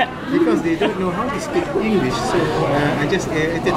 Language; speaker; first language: English; non-native, learner; Indonesian